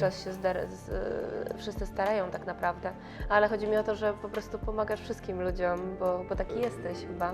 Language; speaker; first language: Polish; native; Polish